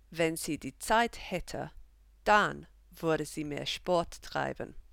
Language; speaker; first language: German; non-native, fluent; English